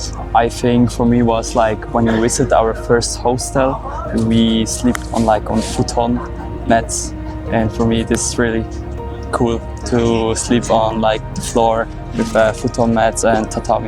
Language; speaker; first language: English; non-native, learner; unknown